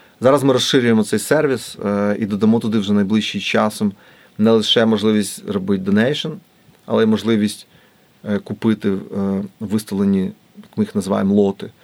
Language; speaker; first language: Ukrainian; native; Ukrainian